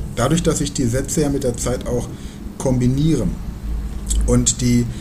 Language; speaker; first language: German; native; German